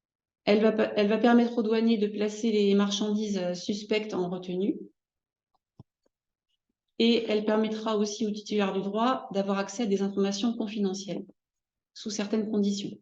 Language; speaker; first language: French; native; French